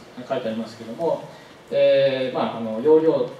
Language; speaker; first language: Japanese; native; Japanese